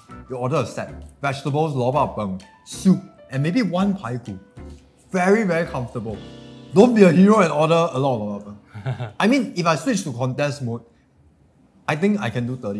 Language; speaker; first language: English; native; English